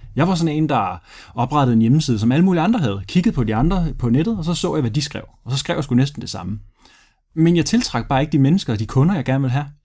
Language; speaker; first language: Danish; early bilingual, other home language; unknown